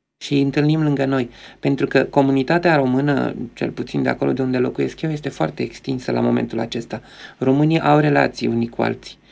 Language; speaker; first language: Romanian; native; Romanian